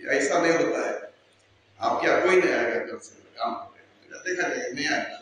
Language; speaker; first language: Hindi; non-native, local second language; Marathi